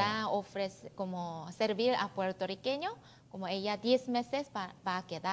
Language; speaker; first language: Spanish; non-native, learner; Korean